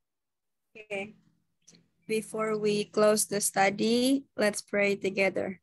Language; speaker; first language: English; non-native, learner; Indonesian